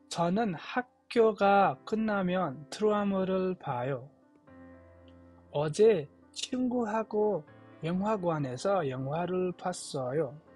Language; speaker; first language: Korean; non-native, fluent; Nepali